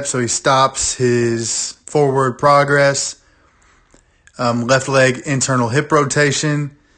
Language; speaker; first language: English; native; English